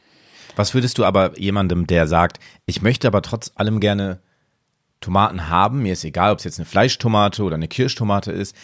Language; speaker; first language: German; native; German